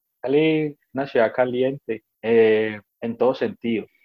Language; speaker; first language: Spanish; native; Spanish